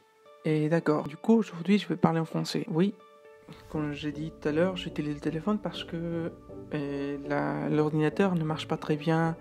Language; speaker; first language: French; non-native, fluent; Spanish